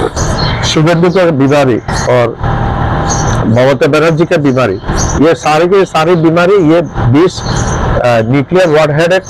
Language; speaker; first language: Hindi; non-native, learner; Bangla